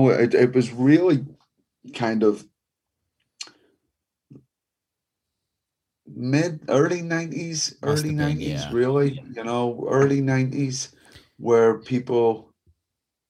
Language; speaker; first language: English; native; English